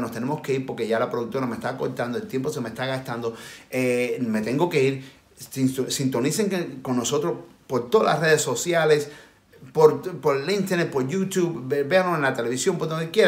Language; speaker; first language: Spanish; early bilingual, heritage; Spanish